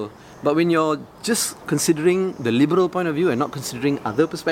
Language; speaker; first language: English; non-native, local second language; Malay